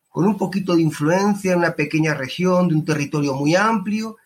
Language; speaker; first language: Spanish; native; Spanish